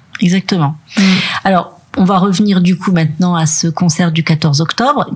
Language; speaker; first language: French; native; French